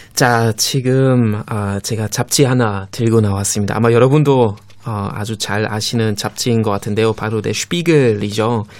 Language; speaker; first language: Korean; non-native, fluent; German